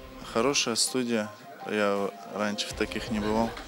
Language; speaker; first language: Russian; native; Russian